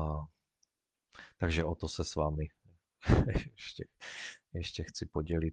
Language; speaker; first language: Czech; native; Czech